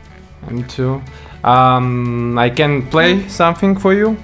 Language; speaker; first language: English; non-native, learner; Russian